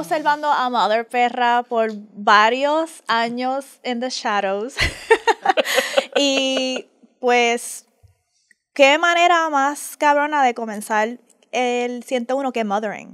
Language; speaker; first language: Spanish; early bilingual, heritage; Spanish